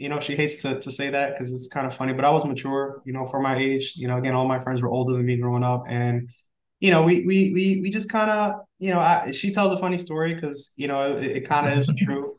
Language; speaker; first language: English; early bilingual, other home language; Spanish